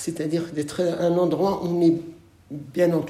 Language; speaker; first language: French; non-native, local second language; Arabic